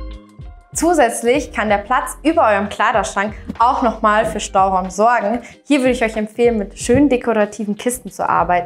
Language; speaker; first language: German; native; German